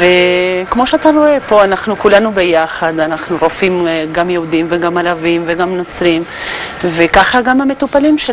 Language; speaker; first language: Hebrew; non-native, fluent; Spanish